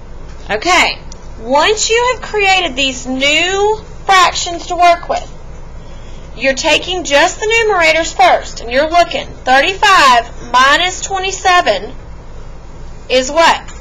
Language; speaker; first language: English; native; English